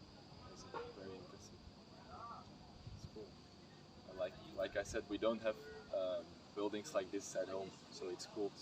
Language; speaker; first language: English; non-native, fluent; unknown